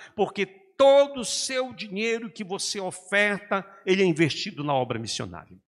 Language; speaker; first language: Portuguese; native; Portuguese